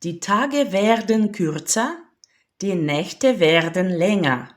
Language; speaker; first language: German; non-native, fluent; Ukrainian